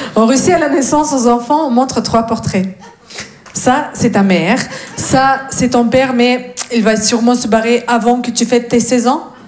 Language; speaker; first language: French; non-native, fluent; Russian